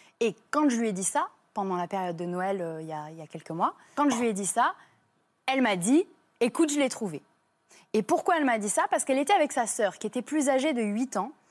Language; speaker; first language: French; native; French